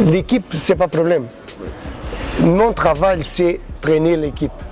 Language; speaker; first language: French; non-native, learner; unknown